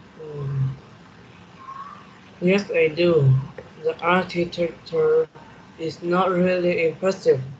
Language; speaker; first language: English; non-native, learner; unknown